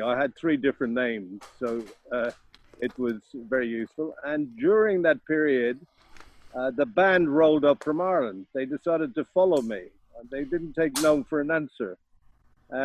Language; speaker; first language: English; native; English